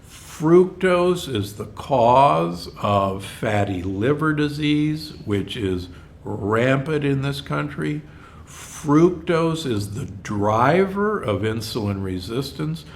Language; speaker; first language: English; native; English